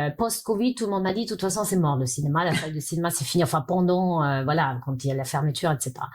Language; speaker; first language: French; non-native, fluent; German